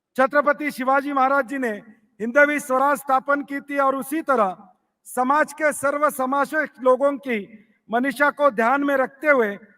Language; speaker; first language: Hindi; non-native, local second language; Marathi